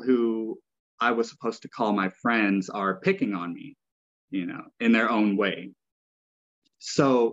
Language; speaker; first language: English; native; English